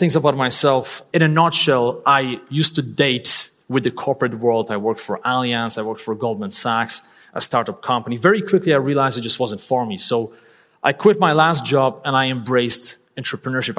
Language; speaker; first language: English; non-native, fluent; Polish